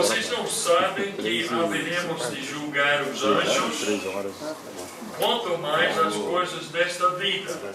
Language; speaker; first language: Portuguese; non-native, fluent; English